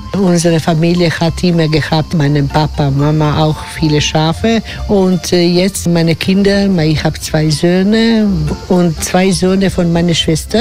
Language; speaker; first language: German; non-native, learner; Croatian